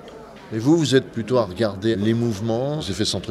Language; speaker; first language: French; native; French